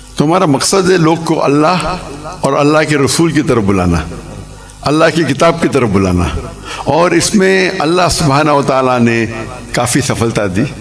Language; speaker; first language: Urdu; non-native, local second language; Konkani